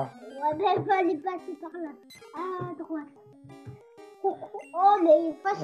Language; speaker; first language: French; native; French